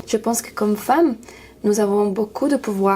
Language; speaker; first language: French; non-native, learner; English